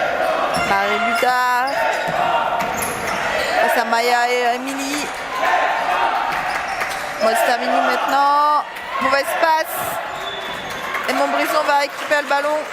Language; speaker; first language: French; native; French